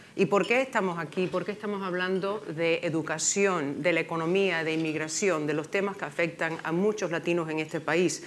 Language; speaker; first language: Spanish; early bilingual, heritage; Spanish